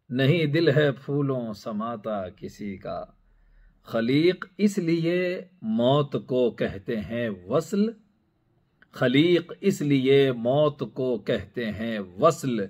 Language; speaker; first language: Urdu; native; Urdu